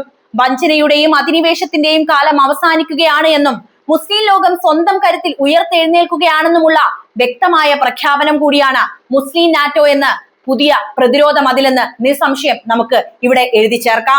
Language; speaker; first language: Malayalam; native; Malayalam